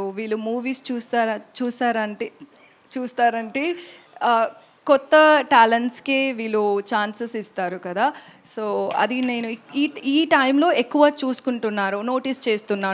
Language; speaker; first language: Telugu; non-native, learner; Tamil